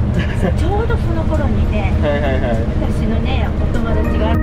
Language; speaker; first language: Japanese; native; Japanese